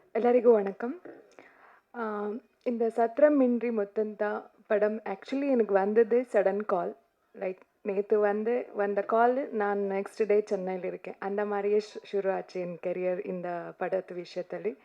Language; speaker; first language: Tamil; non-native, learner; Kannada